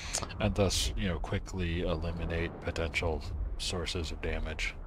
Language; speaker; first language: English; native; English